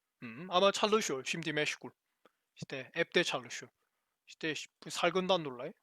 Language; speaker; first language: Turkish; non-native, learner; Korean